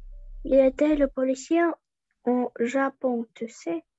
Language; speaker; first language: French; non-native, learner; Russian